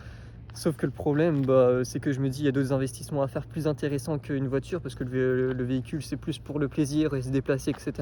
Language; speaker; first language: French; native; French